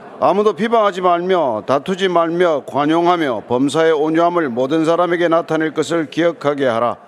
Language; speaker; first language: Korean; native; Korean